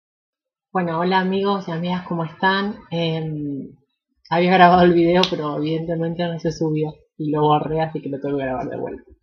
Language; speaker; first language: Spanish; native; Spanish